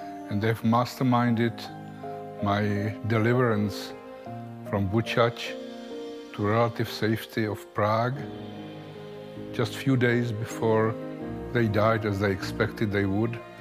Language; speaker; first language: English; non-native, fluent; Czech